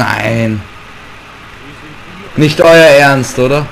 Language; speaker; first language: German; native; German